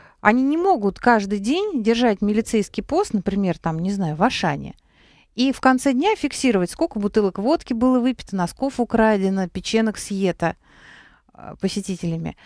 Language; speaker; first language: Russian; native; Russian